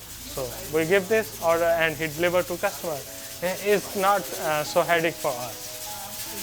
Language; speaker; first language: English; non-native, learner; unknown